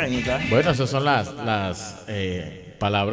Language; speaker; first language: Spanish; native; Spanish